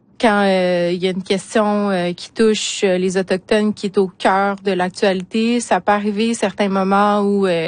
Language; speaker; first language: French; native; French